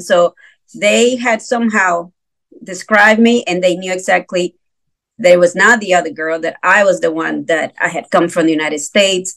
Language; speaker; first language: English; non-native, fluent; Spanish